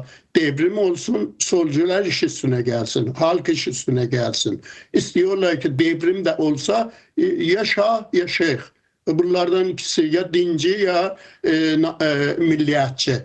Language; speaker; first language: Turkish; non-native, fluent; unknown